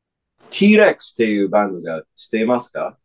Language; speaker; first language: Japanese; non-native, fluent; English